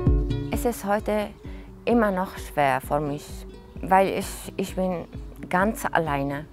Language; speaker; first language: German; non-native, learner; Kurdish